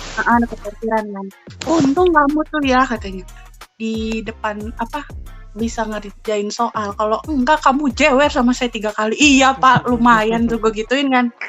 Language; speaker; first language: Indonesian; native; Indonesian